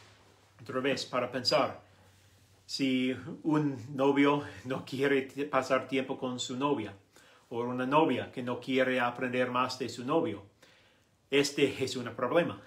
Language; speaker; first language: Spanish; non-native, learner; English